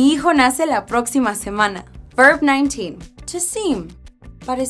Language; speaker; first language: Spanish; non-native, fluent; English